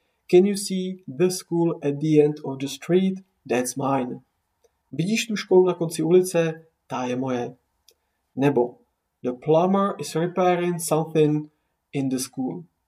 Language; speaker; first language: English; non-native, fluent; Czech